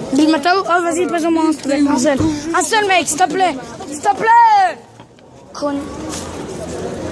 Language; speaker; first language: French; native; French